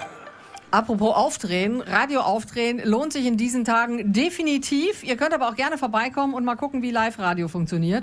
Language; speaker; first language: German; native; German